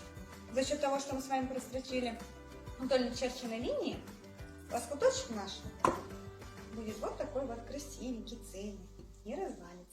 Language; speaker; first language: Russian; native; Russian